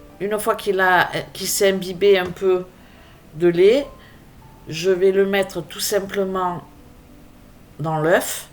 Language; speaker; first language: French; native; French